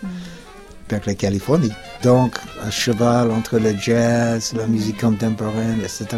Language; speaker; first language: French; non-native, fluent; English